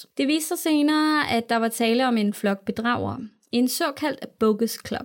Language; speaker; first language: Danish; native; Danish